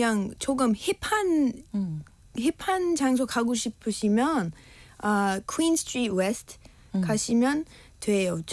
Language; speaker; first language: Korean; non-native, learner; English